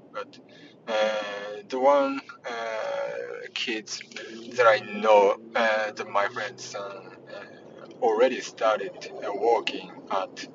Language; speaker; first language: English; non-native, learner; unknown